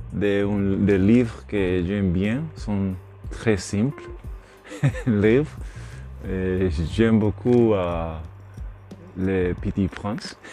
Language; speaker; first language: French; non-native, learner; Spanish